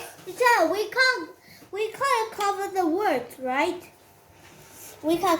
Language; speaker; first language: English; non-native, learner; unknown